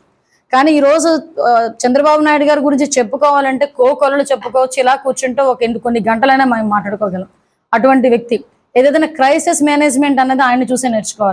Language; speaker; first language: Telugu; native; Telugu